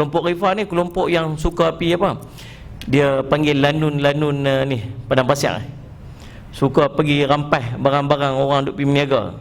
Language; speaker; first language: Malay; native; Malay